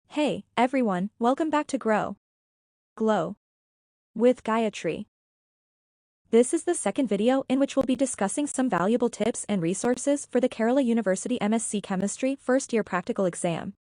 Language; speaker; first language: English; non-native, local second language; Malayalam